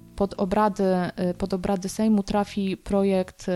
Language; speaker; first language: Polish; native; Polish